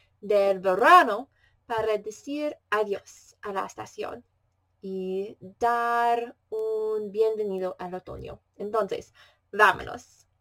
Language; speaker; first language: Spanish; non-native, fluent; English